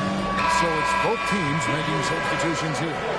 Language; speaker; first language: English; native; English